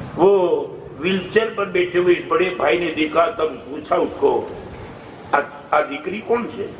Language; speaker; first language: Hindi; non-native, local second language; Gujarati